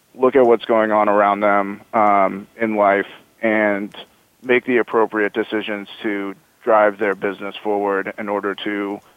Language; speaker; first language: English; native; English